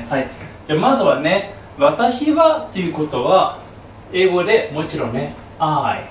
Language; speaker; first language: Japanese; non-native, fluent; German